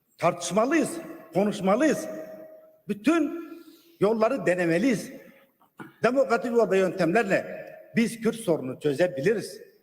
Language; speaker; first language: Turkish; non-native, local second language; Kurdish